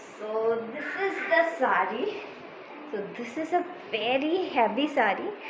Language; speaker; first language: Hindi; non-native, local second language; Bangla